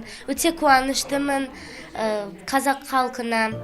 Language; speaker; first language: Kazakh; non-native, learner; Azerbaijani